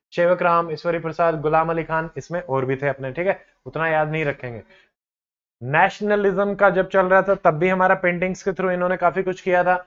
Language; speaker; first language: Hindi; native; Hindi